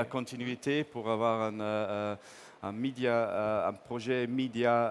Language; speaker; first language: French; non-native, fluent; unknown